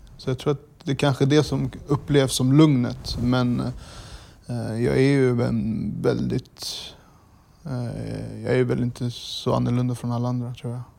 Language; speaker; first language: Swedish; early bilingual, other home language; Kurdish